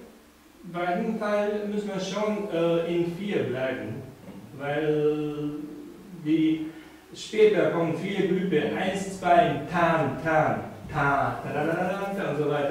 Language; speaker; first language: German; non-native, fluent; Japanese